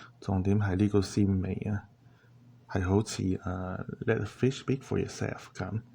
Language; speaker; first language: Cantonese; non-native, fluent; Chinese